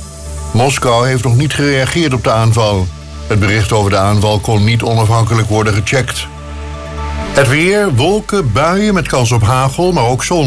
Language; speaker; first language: Dutch; native; Dutch